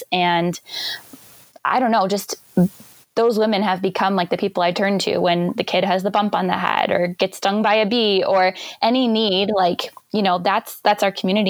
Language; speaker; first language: English; native; English